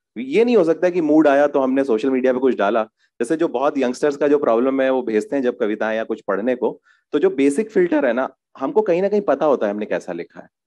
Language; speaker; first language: Hindi; native; Hindi